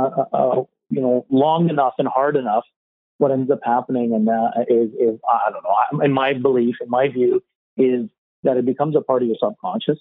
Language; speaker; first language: English; native; English